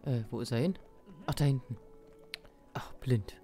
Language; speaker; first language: German; native; German